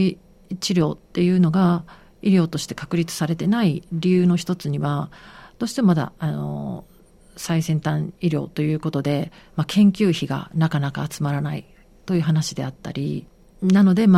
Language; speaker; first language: Japanese; native; Japanese